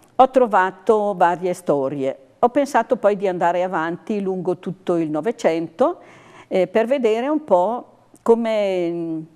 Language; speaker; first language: Italian; native; Italian